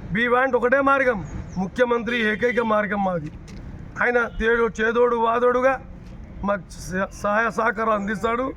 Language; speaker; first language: Telugu; non-native, local second language; Lambadi